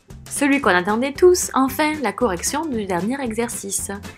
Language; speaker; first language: French; native; French